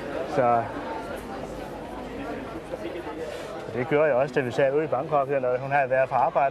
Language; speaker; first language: Danish; native; Danish